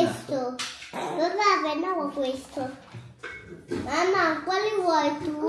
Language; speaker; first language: Italian; early bilingual, other home language; Filipino